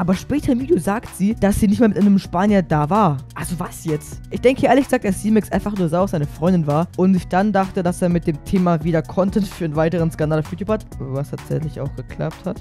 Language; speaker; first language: German; native; German